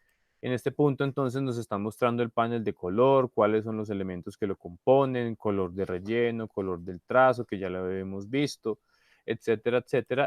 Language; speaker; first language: Spanish; native; Spanish